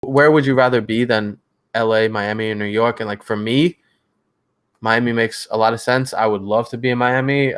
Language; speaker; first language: English; native; English